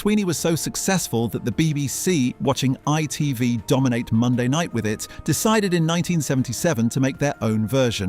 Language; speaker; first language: English; native; English